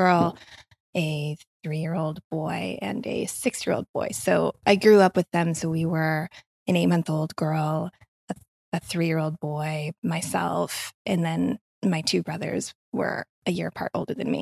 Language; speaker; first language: English; native; English